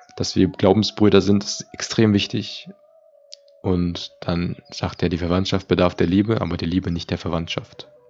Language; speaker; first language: German; early bilingual, other home language; Turkish